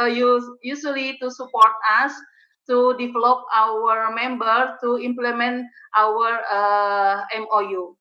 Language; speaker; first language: English; non-native, learner; Indonesian